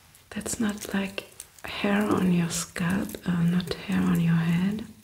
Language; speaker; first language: English; non-native, fluent; German